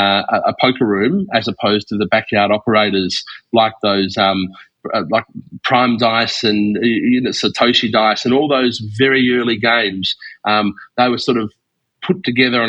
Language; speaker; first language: English; native; English